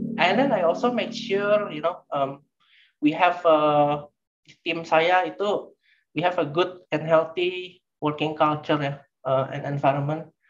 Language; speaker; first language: English; non-native, fluent; Indonesian